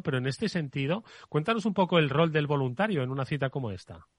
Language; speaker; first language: Spanish; native; Spanish